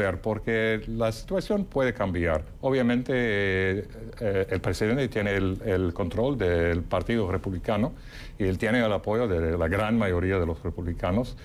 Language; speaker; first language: Spanish; non-native, fluent; English